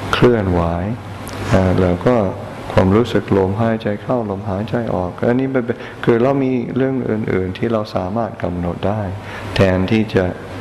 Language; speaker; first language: Thai; non-native, fluent; English